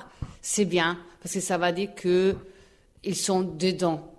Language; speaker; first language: French; non-native, fluent; Italian